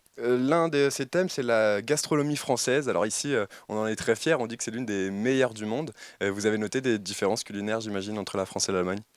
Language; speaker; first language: French; native; French